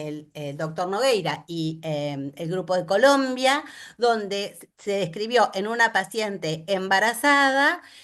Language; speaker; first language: Spanish; native; Spanish